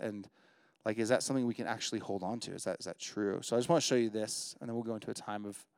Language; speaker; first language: English; native; English